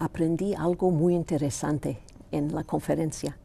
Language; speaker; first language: Spanish; non-native, local second language; Greek